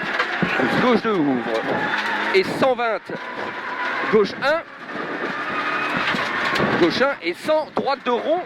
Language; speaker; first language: French; native; French